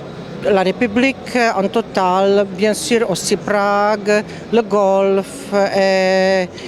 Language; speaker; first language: French; non-native, fluent; Czech